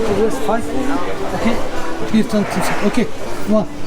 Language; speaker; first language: English; non-native, learner; Turkish